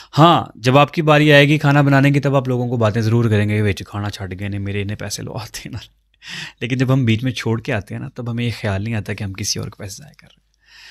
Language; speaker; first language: Urdu; non-native, local second language; Punjabi